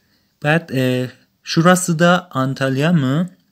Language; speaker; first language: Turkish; non-native, fluent; Persian